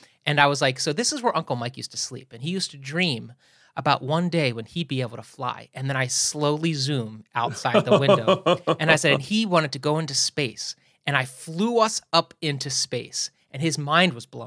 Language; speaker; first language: English; native; English